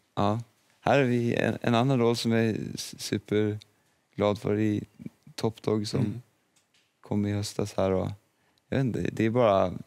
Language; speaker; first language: Swedish; native; Swedish